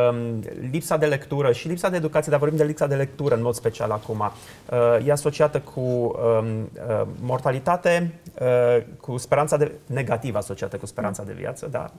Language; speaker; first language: Romanian; native; Romanian